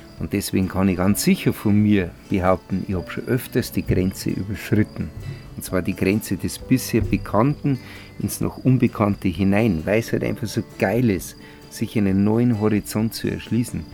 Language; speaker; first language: German; native; German